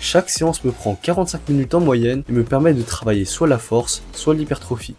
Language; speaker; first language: French; early bilingual, other home language; Chinese